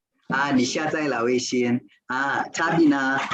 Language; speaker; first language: Chinese; non-native, fluent; English